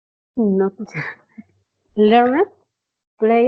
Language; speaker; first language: English; non-native, learner; Spanish